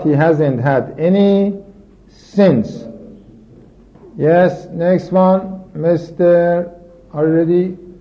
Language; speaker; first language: English; non-native, fluent; Persian